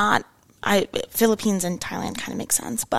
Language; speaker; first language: English; native; English